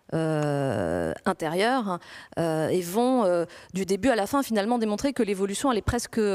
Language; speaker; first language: French; non-native, fluent; Greek